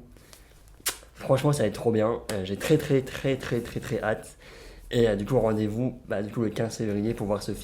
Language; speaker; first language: French; native; French